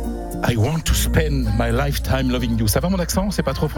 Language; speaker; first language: French; native; French